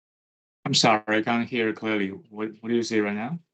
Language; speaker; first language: English; non-native, fluent; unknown